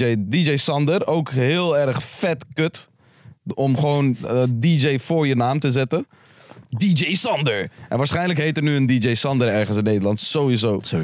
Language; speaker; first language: Dutch; early bilingual, other home language; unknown